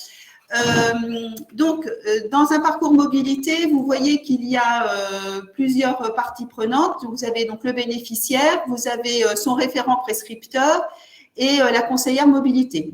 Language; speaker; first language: French; native; French